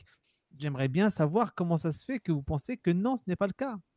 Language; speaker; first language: French; native; French